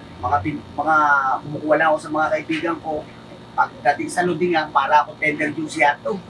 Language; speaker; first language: Filipino; native; Filipino